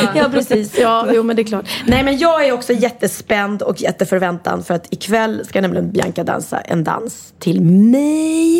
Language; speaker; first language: Swedish; native; Swedish